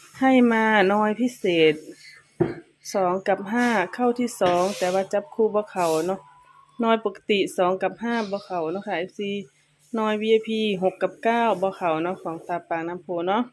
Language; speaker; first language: Thai; non-native, local second language; Lao